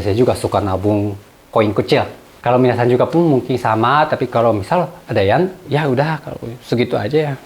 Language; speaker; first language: Indonesian; non-native, fluent; Japanese